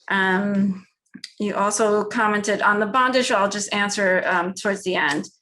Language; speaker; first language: English; early bilingual, other home language; Spanish